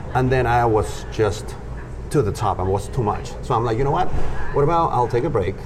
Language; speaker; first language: English; non-native, fluent; Spanish